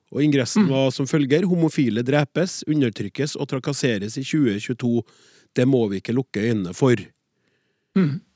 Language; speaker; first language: Norwegian; native; Norwegian